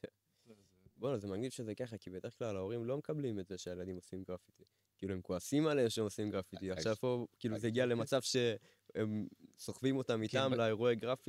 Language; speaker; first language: Hebrew; native; Hebrew